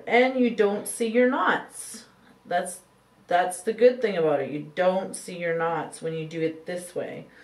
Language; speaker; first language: English; native; English